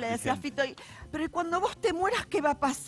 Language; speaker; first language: Spanish; native; Spanish